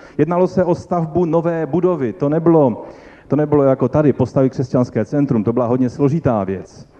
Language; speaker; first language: Czech; non-native, local second language; Polish